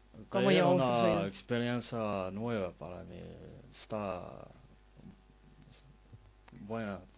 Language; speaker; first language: Spanish; non-native, learner; Arabic